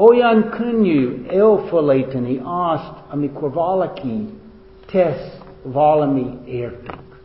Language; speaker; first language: Hungarian; non-native, fluent; English